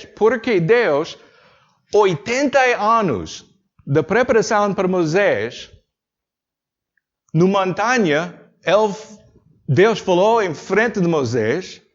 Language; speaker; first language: Portuguese; non-native, learner; English